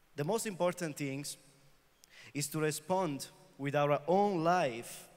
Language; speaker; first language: English; non-native, fluent; Italian